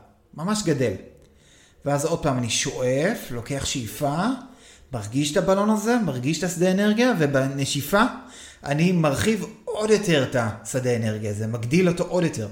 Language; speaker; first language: Hebrew; native; Hebrew